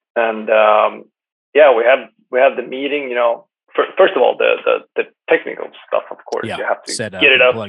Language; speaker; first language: English; non-native, fluent; Swedish